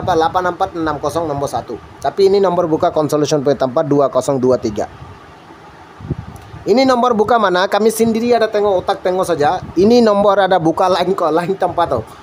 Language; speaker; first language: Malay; non-native, learner; Bangla